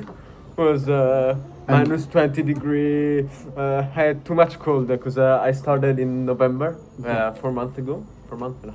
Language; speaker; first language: English; non-native, fluent; Italian